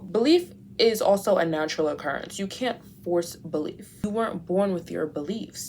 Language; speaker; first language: English; native; English